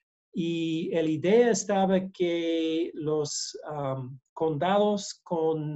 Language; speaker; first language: Spanish; non-native, learner; English